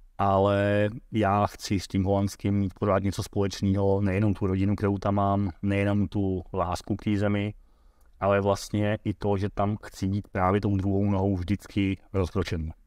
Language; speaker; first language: Czech; early bilingual, heritage; Dutch